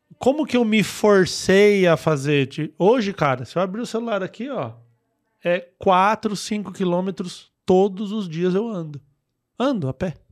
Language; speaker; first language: Portuguese; native; Portuguese